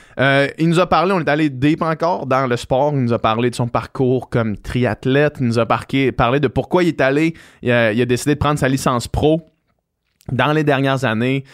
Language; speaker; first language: French; native; French